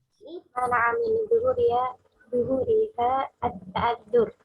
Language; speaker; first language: Arabic; non-native, learner; Indonesian